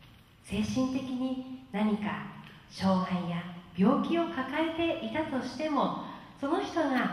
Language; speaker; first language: Japanese; native; Japanese